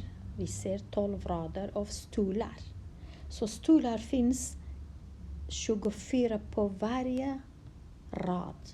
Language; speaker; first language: Swedish; non-native, fluent; Kurdish